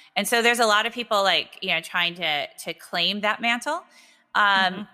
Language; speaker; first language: English; native; English